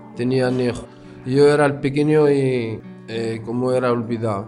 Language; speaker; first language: Spanish; non-native, fluent; Arabic